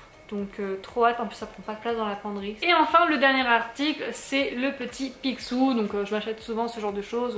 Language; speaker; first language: French; native; French